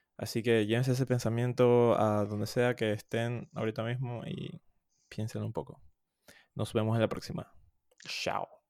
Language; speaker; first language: Spanish; native; Spanish